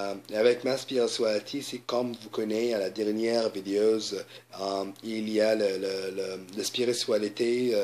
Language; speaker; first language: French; non-native, learner; English